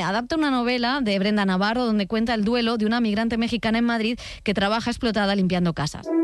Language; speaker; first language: Spanish; native; Spanish